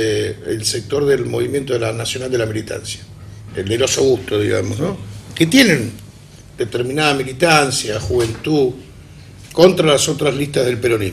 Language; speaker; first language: Spanish; native; Spanish